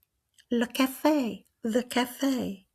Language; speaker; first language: French; non-native, learner; English